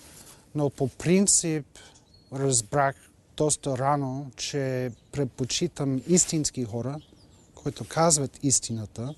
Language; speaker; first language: Bulgarian; non-native, fluent; English